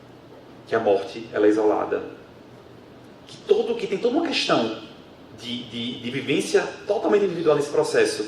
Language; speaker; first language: Portuguese; native; Portuguese